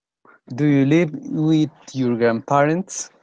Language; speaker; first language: English; non-native, fluent; Spanish